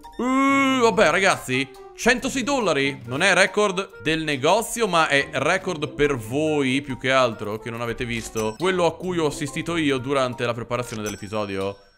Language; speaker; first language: Italian; native; Italian